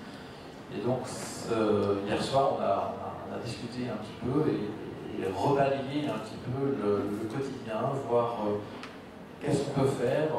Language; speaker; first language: French; native; French